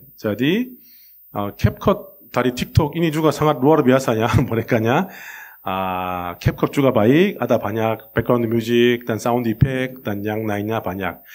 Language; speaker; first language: Indonesian; non-native, learner; Korean